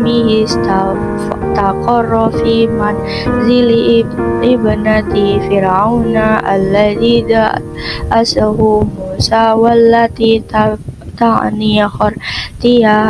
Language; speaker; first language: Arabic; non-native, learner; Indonesian